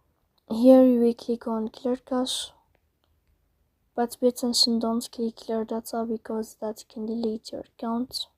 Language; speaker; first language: English; non-native, learner; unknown